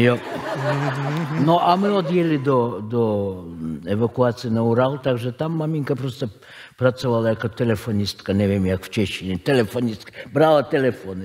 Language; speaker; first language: Czech; non-native, fluent; Russian